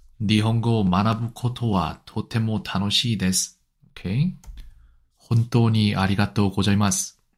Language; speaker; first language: Japanese; non-native, learner; Korean